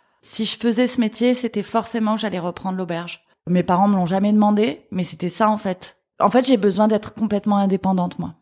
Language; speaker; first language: French; native; French